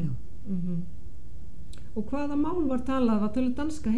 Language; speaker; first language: Icelandic; native; Icelandic